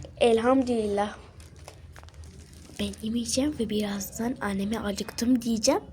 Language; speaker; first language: Turkish; early bilingual, other home language; Arabic